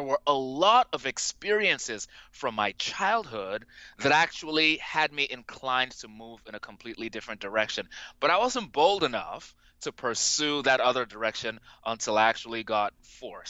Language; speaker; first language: English; non-native, local second language; Yoruba